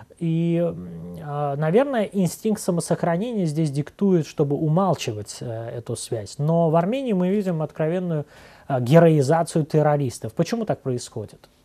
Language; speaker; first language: Russian; non-native, local second language; Azerbaijani